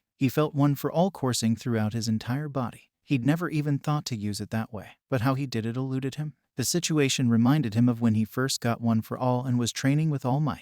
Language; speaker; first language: English; native; English